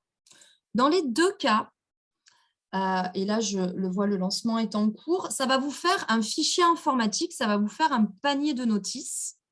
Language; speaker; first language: French; native; French